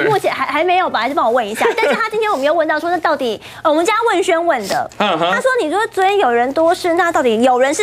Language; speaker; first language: Chinese; native; Chinese